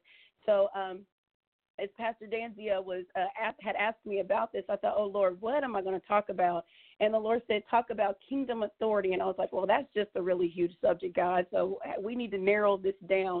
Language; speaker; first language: English; native; English